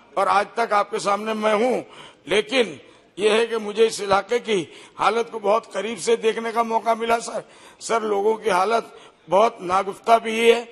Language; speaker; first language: Hindi; non-native, local second language; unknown